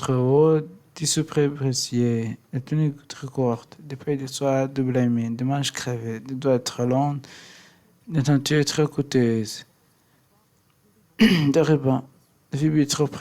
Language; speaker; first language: French; non-native, learner; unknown